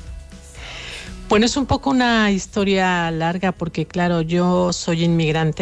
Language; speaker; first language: Spanish; native; Spanish